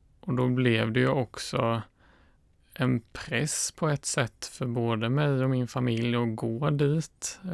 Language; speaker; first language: Swedish; native; Swedish